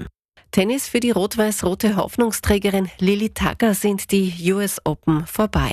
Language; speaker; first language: German; native; German